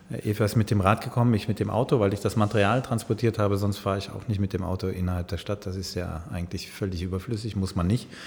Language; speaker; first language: German; native; German